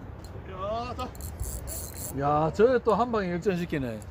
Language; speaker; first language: Korean; native; Korean